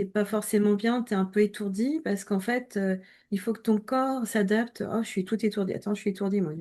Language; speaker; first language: French; native; French